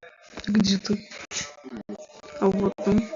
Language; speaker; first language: Russian; native; Russian